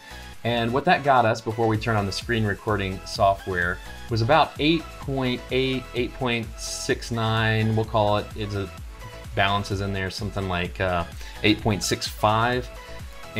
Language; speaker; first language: English; native; English